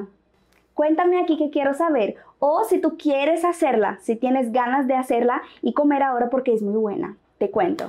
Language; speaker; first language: Spanish; non-native, fluent; Portuguese